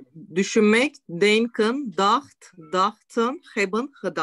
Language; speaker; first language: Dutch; non-native, learner; Turkish